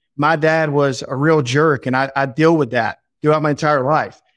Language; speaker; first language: English; native; English